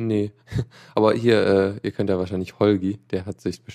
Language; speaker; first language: German; native; German